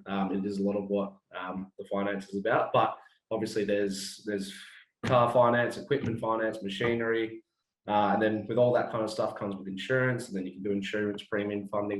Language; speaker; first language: English; native; English